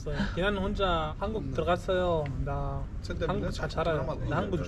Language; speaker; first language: Korean; non-native, learner; Arabic